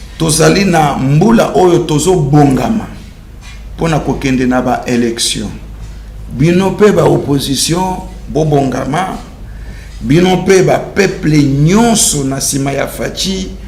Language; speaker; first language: Lingala; native; Lingala